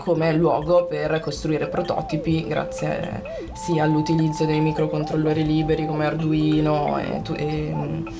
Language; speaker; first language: Italian; native; Italian